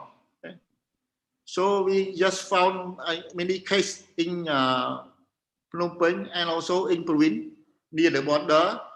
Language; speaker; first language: English; non-native, learner; Khmer